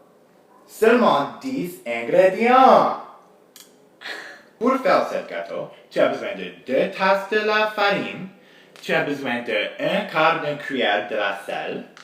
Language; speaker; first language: French; non-native, learner; English